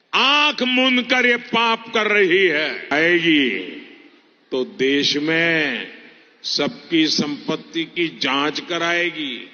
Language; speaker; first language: Hindi; non-native, local second language; Gujarati